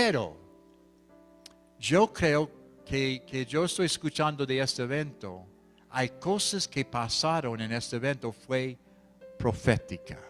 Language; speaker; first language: Spanish; non-native, fluent; English